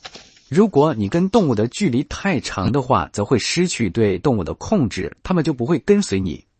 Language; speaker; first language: Chinese; native; Chinese